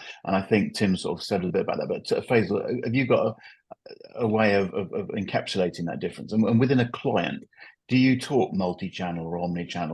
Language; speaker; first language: English; native; English